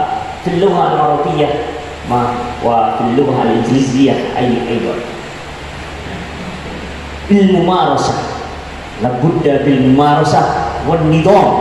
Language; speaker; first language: Arabic; non-native, learner; Indonesian